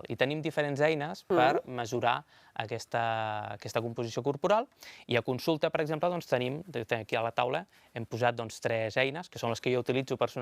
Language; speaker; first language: Catalan; native; Catalan